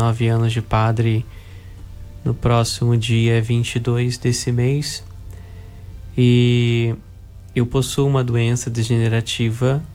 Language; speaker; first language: Portuguese; native; Portuguese